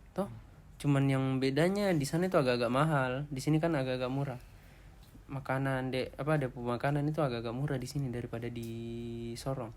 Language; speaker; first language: Indonesian; native; Indonesian